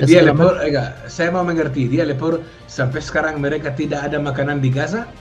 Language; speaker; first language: Indonesian; non-native, fluent; Hebrew